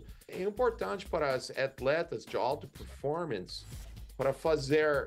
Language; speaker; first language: Portuguese; non-native, learner; English